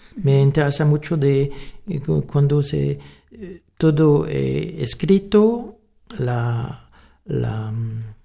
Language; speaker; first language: Spanish; non-native, learner; French